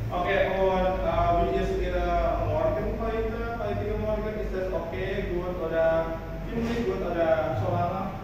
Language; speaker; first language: German; non-native, learner; Indonesian